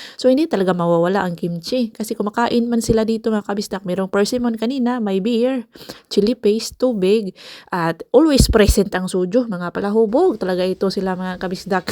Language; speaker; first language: Filipino; non-native, local second language; Cebuano